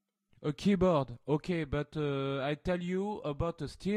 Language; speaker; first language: English; non-native, learner; French